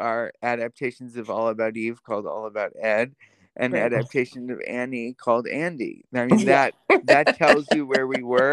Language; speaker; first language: English; native; English